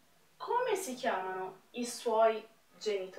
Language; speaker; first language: Italian; non-native, fluent; Portuguese